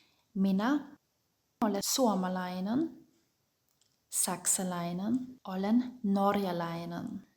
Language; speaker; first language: Finnish; non-native, fluent; German